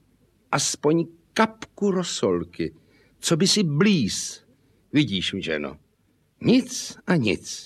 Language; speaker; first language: Czech; native; Czech